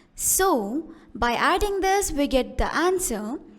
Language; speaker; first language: English; non-native, local second language; Kannada